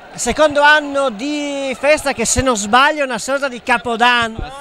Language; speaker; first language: Italian; native; Italian